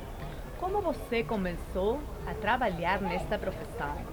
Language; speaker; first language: Portuguese; non-native, fluent; Spanish